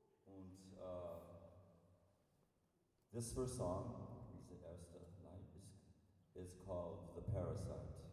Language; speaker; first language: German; non-native, learner; English